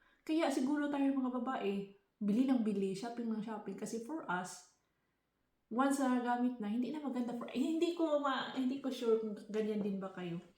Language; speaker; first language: Filipino; non-native, local second language; Cebuano